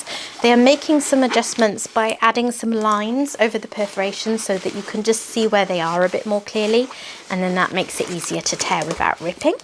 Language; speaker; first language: English; native; English